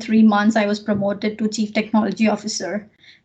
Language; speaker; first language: English; non-native, local second language; Marathi